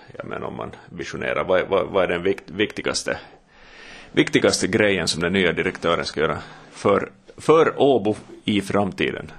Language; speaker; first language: Swedish; native; Swedish